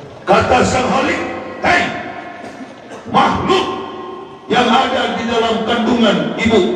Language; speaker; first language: Indonesian; native; Indonesian